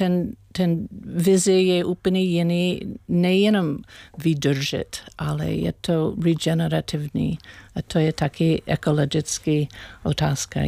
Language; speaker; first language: Czech; non-native, learner; English